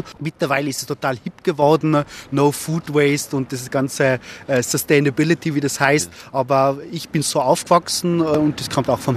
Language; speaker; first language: German; native; German